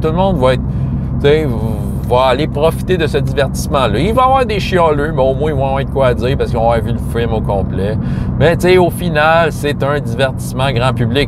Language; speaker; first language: French; native; French